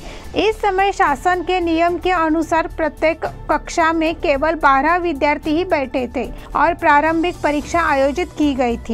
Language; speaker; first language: Hindi; non-native, local second language; Marathi